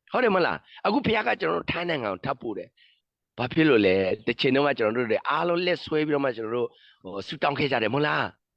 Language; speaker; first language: Burmese; non-native, local second language; S'gaw Karen